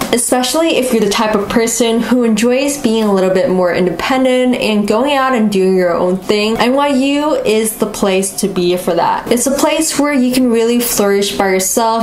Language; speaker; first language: English; native; English